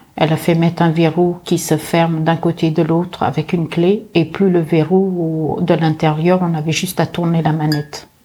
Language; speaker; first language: French; early bilingual, other home language; Portuguese